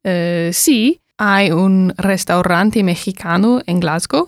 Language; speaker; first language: Spanish; non-native, learner; English